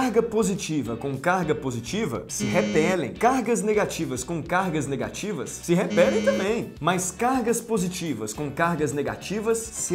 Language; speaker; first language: Portuguese; native; Portuguese